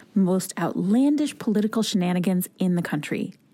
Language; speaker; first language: English; native; English